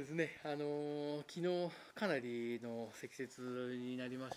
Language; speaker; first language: Japanese; native; Japanese